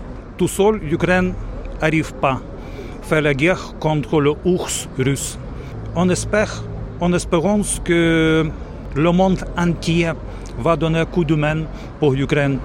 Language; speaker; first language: French; non-native, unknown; Ukrainian